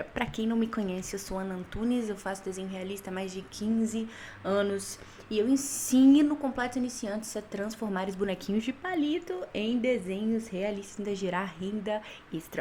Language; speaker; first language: Portuguese; native; Portuguese